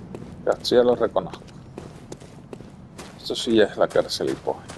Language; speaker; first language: Spanish; native; Spanish